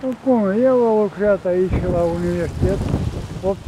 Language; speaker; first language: Romanian; non-native, local second language; Gagauz